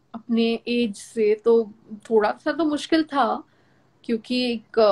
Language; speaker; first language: Hindi; non-native, local second language; Gujarati